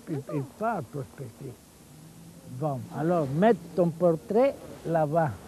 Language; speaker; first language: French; non-native, fluent; Spanish